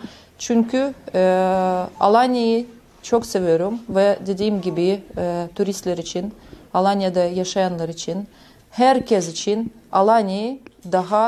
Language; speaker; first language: Turkish; non-native, fluent; Russian